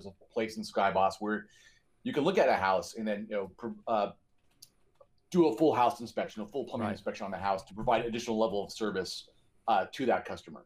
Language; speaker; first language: English; native; English